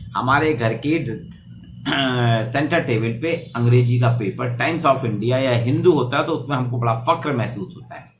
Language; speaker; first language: Hindi; native; Hindi